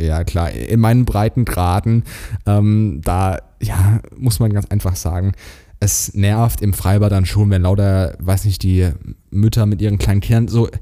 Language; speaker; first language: German; native; German